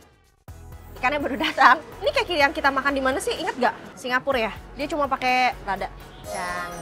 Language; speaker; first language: Indonesian; native; Indonesian